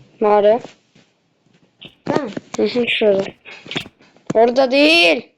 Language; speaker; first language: Turkish; native; Turkish